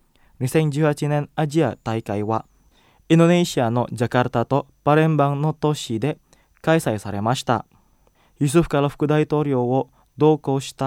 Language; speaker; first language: Japanese; non-native, fluent; Indonesian